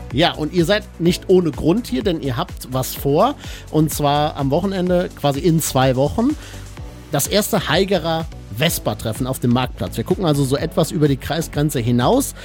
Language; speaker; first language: German; native; German